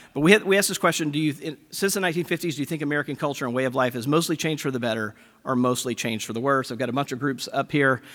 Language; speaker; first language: English; native; English